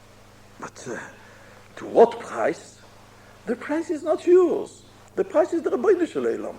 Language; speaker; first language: English; non-native, fluent; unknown